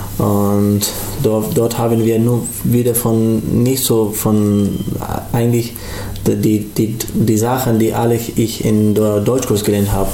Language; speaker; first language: German; non-native, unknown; Pashto